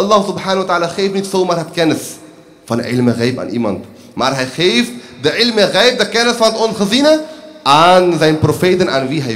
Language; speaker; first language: Dutch; early bilingual, other home language; Urdu